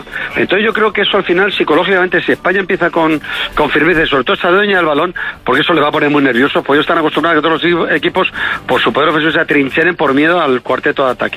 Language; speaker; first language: Spanish; native; Spanish